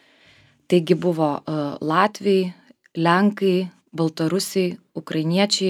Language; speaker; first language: Lithuanian; native; Lithuanian